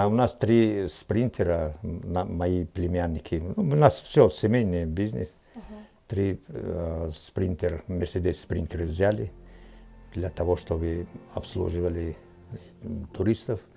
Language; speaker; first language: Russian; non-native, local second language; Tajik